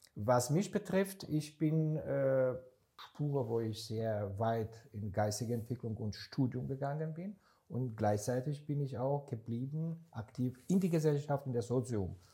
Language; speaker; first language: German; non-native, fluent; Hebrew